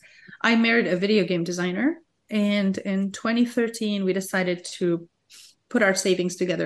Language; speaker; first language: English; non-native, fluent; Arabic